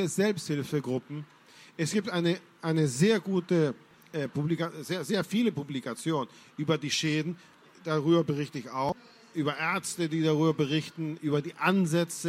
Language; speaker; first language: German; non-native, fluent; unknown